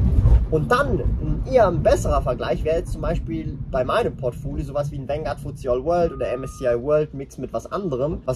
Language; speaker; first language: German; native; German